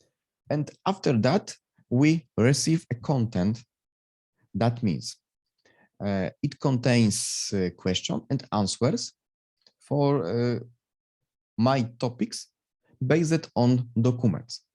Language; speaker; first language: English; non-native, fluent; Polish